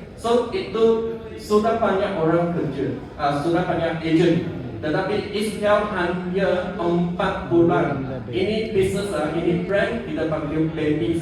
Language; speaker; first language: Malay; non-native, local second language; Chinese